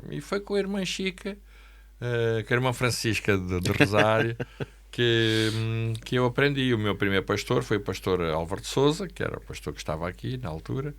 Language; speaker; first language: Portuguese; native; Portuguese